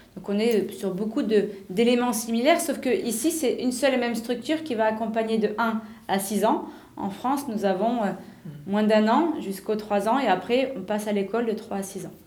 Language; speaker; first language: French; native; French